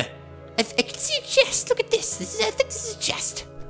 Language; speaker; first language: English; non-native, learner; German